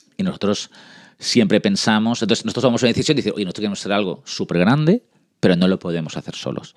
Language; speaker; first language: Spanish; early bilingual, other home language; French